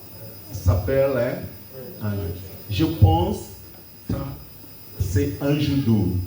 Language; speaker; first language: French; non-native, learner; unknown